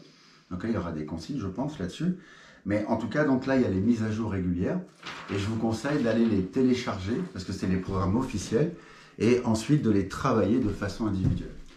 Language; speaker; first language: French; native; French